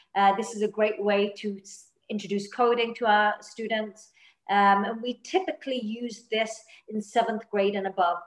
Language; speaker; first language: English; native; English